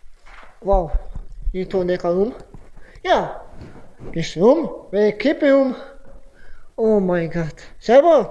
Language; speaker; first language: English; non-native, learner; Croatian